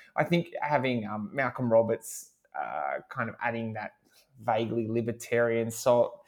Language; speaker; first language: English; native; English